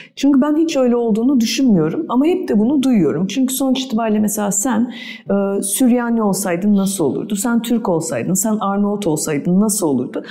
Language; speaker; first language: Turkish; native; Turkish